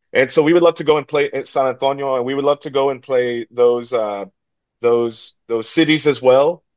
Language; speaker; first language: English; early bilingual, other home language; Spanish